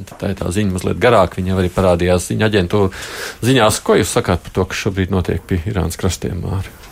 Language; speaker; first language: Latvian; native; Latvian